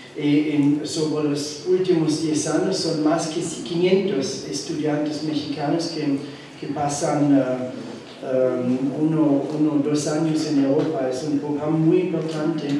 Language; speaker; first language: Spanish; non-native, learner; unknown